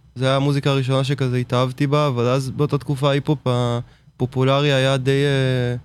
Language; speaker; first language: Hebrew; native; Hebrew